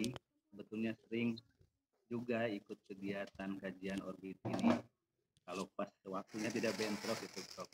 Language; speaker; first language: Indonesian; native; Indonesian